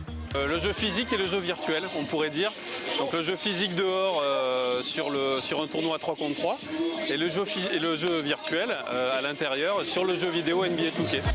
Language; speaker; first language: French; native; French